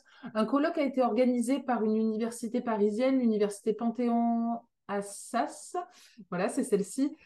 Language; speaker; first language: French; native; French